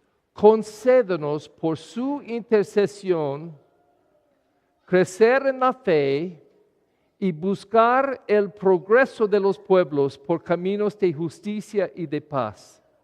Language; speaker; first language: Spanish; non-native, fluent; English